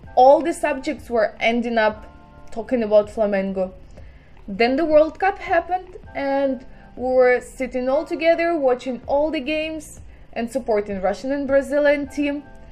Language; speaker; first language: English; non-native, fluent; Russian